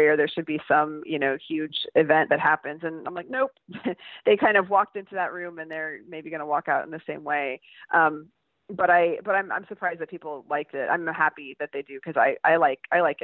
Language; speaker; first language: English; native; English